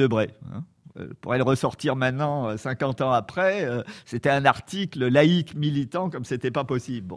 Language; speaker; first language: French; native; French